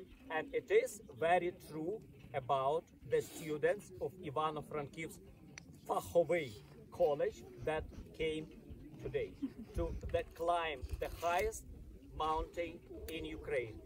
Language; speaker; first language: English; non-native, fluent; Ukrainian